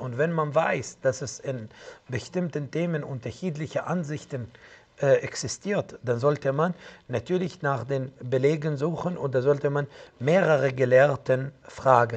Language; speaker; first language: German; non-native, fluent; Arabic